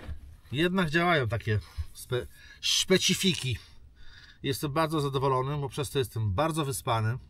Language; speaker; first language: Polish; native; Polish